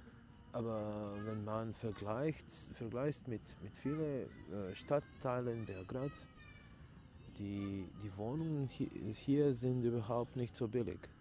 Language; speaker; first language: German; non-native, fluent; Serbian